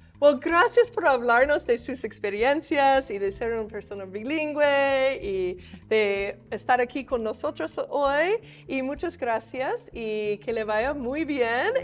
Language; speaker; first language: Spanish; non-native, fluent; English